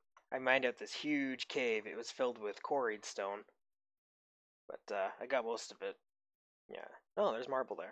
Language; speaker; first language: English; native; English